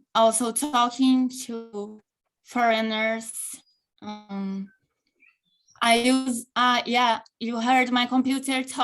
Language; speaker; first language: English; non-native, local second language; Portuguese